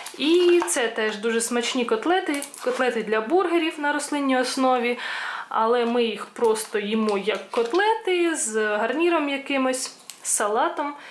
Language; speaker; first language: Ukrainian; non-native, local second language; Russian